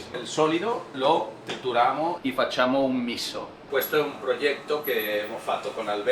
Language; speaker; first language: Italian; non-native, learner; Spanish